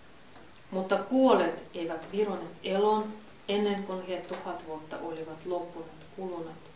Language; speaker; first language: Finnish; non-native, fluent; Russian